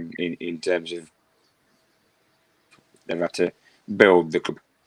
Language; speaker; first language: English; native; English